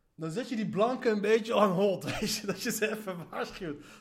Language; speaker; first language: Dutch; early bilingual, other home language; Arabic